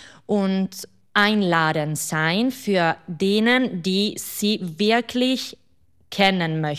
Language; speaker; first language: German; non-native, local second language; Italian